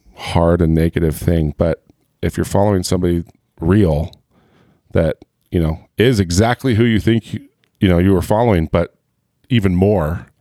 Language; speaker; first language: English; native; English